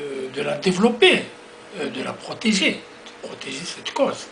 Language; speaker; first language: French; non-native, local second language; Kabyle